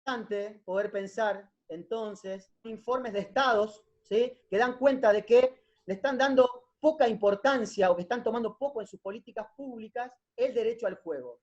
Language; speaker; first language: Spanish; native; Spanish